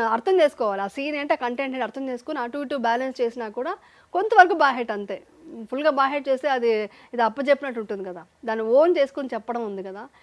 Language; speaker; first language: Telugu; native; Telugu